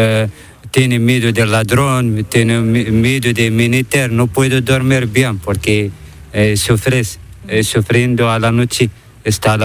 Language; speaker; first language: Spanish; non-native, learner; Arabic